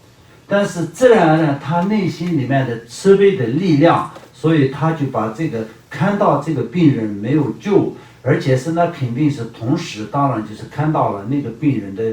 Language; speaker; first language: Chinese; non-native, local second language; Tibetan